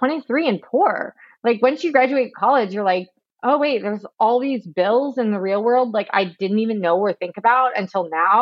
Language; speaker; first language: English; native; English